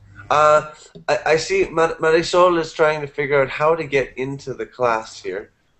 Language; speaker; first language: English; native; English